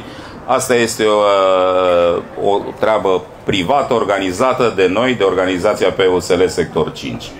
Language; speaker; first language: Romanian; native; Romanian